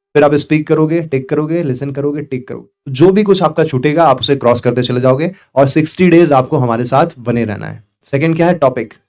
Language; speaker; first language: Hindi; native; Hindi